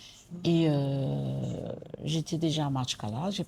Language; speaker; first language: French; non-native, local second language; Malagasy